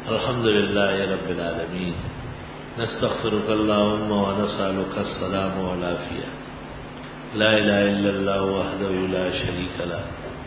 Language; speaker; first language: Urdu; non-native, local second language; Pashto